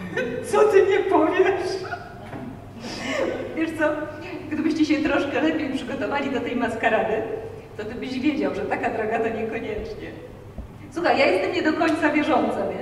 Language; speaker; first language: Polish; native; Polish